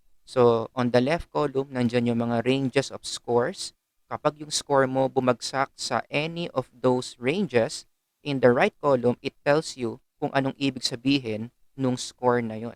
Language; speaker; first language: Filipino; native; Filipino